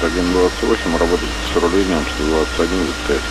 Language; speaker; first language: Russian; native; Russian